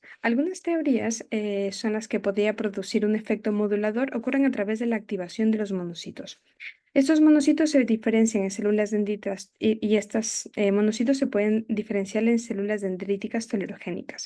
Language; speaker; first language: Spanish; native; Spanish